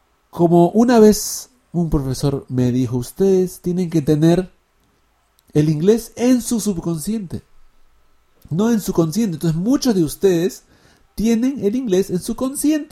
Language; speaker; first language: Spanish; early bilingual, heritage; Spanish